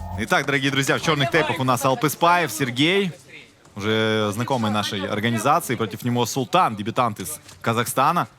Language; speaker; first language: Russian; native; Russian